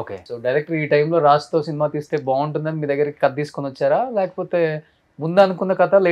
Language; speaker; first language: Telugu; native; Telugu